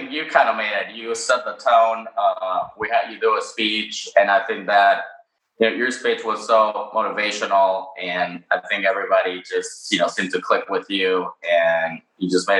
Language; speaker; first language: English; non-native, fluent; Spanish